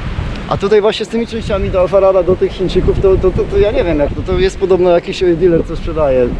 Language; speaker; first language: Polish; native; Polish